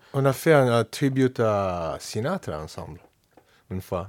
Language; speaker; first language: French; non-native, fluent; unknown